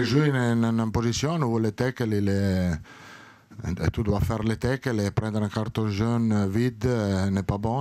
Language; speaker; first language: French; non-native, learner; Italian